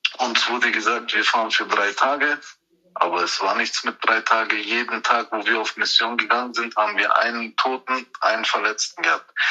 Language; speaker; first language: German; early bilingual, other home language; Turkish